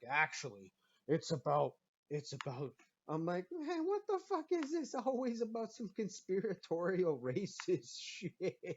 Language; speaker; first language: English; native; English